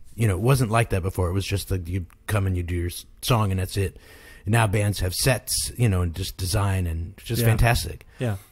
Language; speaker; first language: English; native; English